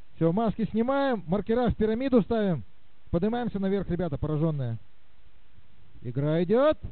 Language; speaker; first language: Russian; native; Russian